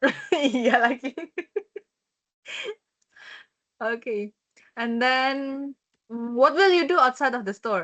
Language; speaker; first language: English; non-native, fluent; Indonesian